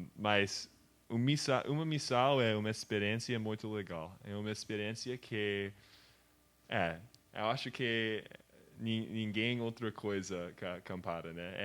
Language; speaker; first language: Portuguese; non-native, learner; English